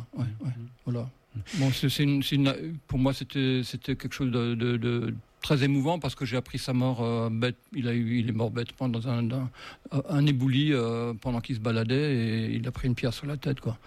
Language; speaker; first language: French; native; French